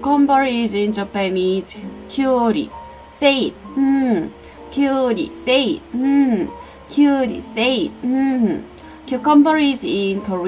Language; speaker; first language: English; non-native, learner; Korean